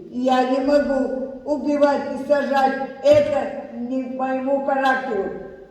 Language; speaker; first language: Russian; non-native, local second language; Abkhazian